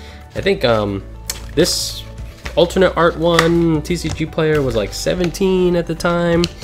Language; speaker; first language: English; native; English